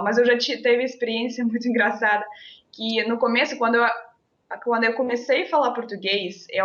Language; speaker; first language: Portuguese; non-native, fluent; Russian